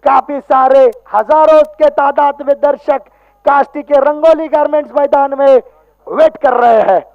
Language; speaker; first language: Hindi; non-native, local second language; Marathi